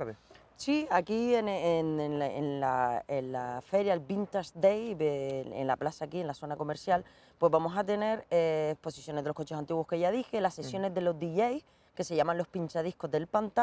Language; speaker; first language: Spanish; native; Spanish